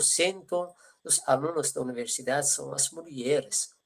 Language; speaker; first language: Portuguese; non-native, fluent; Persian